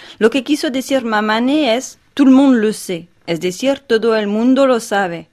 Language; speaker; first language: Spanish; non-native, fluent; French